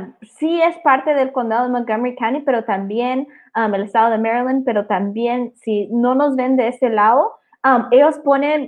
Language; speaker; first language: Spanish; early bilingual, heritage; Spanish